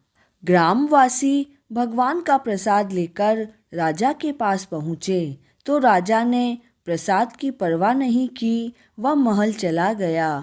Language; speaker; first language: Hindi; native; Hindi